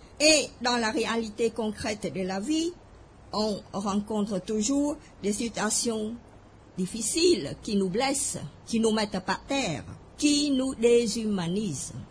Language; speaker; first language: French; non-native, fluent; Khmer